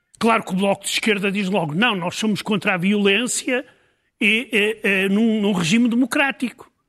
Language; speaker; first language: Portuguese; native; Portuguese